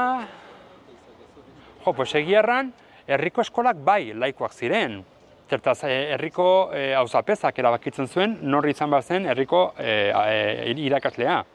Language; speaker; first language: Basque; native; Basque